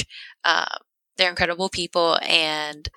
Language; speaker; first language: English; early bilingual, other home language; Spanish